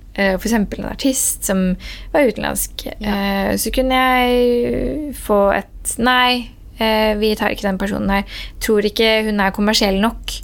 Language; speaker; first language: Norwegian; early bilingual, other home language; Persian